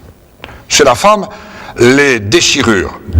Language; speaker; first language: French; native; French